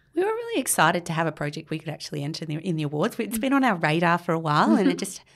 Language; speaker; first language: English; native; English